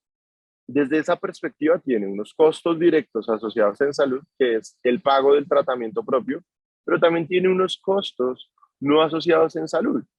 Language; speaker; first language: Spanish; native; Spanish